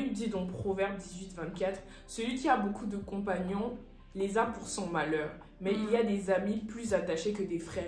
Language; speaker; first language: French; native; French